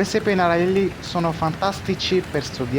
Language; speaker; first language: Italian; non-native, fluent; Arabic